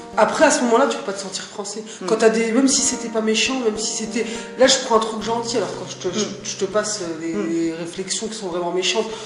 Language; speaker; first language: French; early bilingual, other home language; Arabic